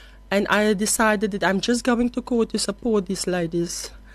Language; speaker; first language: English; non-native, local second language; Afrikaans